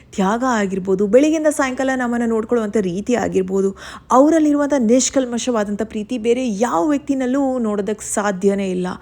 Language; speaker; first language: Kannada; non-native, local second language; Tulu